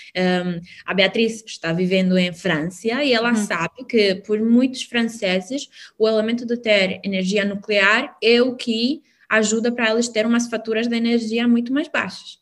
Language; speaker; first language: Portuguese; non-native, fluent; Albanian